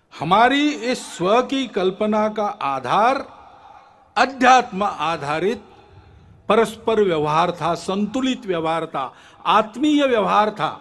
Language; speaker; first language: Hindi; non-native, local second language; Marathi